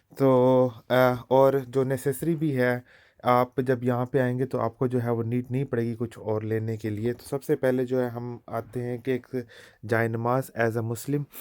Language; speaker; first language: Urdu; native; Urdu